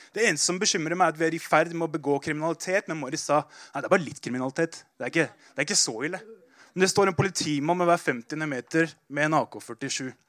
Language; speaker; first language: Norwegian; native; Norwegian